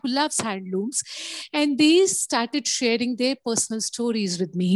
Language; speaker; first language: English; non-native, local second language; Gujarati